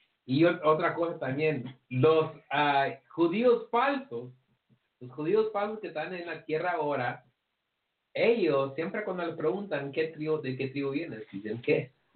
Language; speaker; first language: Spanish; early bilingual, heritage; English